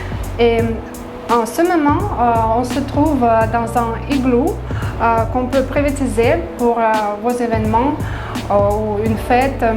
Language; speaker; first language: French; non-native, fluent; Russian